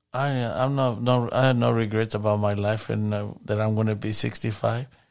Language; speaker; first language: English; non-native, fluent; Spanish